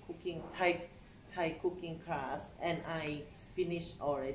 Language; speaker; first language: English; non-native, learner; Thai